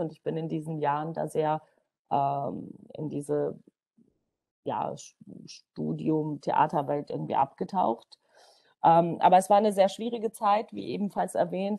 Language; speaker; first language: German; non-native, fluent; Georgian